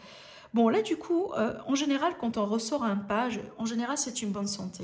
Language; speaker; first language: French; native; French